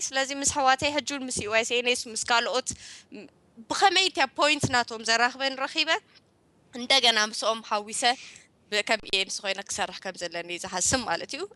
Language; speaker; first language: Tigrinya; early bilingual, heritage; Tigrinya